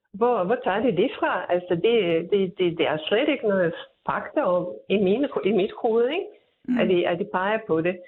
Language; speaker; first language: Danish; non-native, fluent; Russian